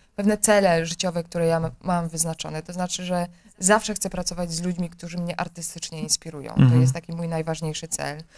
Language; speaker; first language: Polish; native; Polish